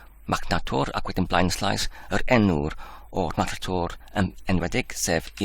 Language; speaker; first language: Welsh; non-native, learner; Polish